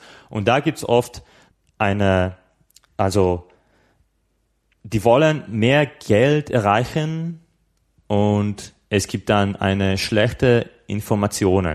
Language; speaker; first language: German; non-native, fluent; Slovak